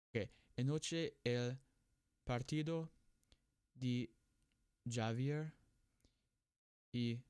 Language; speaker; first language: Spanish; non-native, learner; English